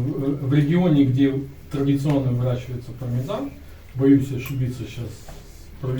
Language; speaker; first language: Russian; native; Russian